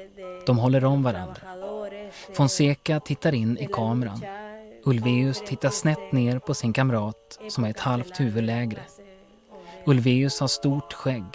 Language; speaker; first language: Swedish; native; Swedish